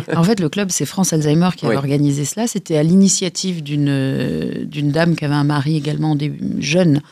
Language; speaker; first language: French; native; French